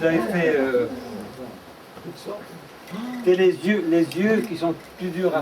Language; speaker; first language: French; native; French